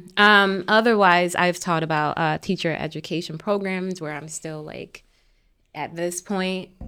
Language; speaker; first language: English; native; English